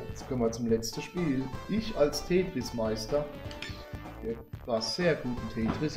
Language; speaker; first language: German; native; German